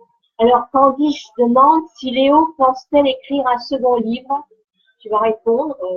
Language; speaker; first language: French; native; French